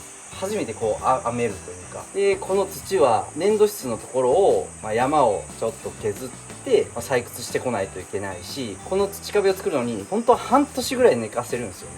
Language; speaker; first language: Japanese; native; Japanese